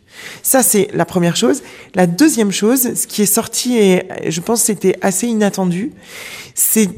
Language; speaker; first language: French; native; French